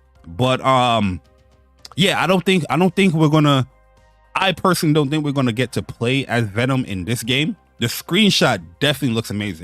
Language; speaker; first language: English; native; English